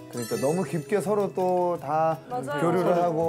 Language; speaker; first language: Korean; native; Korean